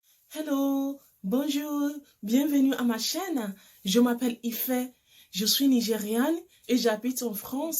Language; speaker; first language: French; non-native, fluent; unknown